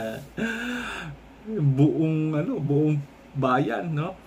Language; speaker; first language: Filipino; non-native, local second language; Cebuano